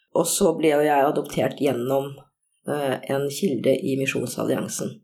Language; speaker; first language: Norwegian; early bilingual, other home language; Korean